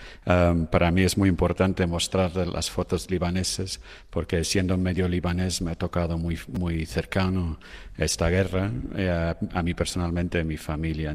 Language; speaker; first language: Spanish; non-native, fluent; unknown